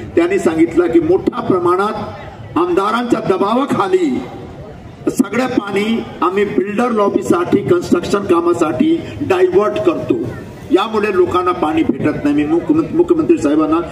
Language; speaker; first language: Marathi; non-native, local second language; Hindi